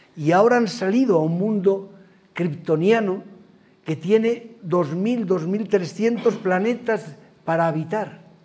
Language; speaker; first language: Spanish; native; Spanish